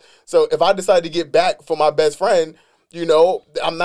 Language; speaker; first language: English; native; English